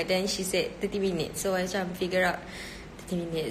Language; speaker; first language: English; non-native, local second language; Malay